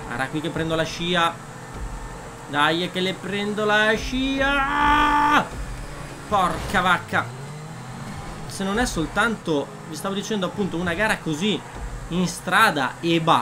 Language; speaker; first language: Italian; native; Italian